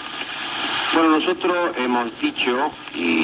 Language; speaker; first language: Spanish; native; Spanish